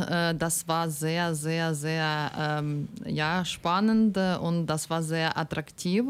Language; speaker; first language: German; non-native, learner; Ukrainian